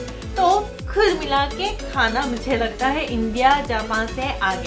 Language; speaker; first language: Hindi; non-native, fluent; Japanese